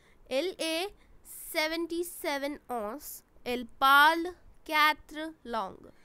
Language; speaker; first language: French; non-native, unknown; Hindi